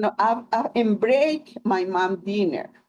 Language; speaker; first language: English; non-native, learner; Spanish